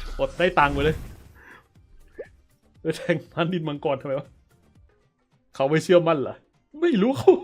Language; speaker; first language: Thai; native; Thai